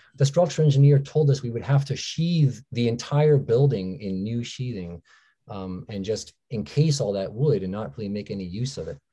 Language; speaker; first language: English; native; English